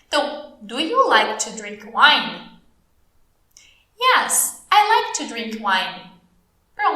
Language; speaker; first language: English; non-native, fluent; Portuguese